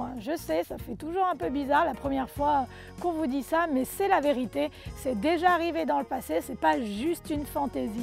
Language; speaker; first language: French; native; French